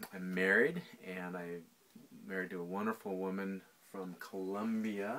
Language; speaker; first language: English; native; English